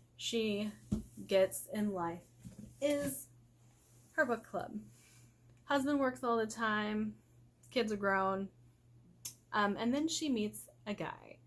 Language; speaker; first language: English; native; English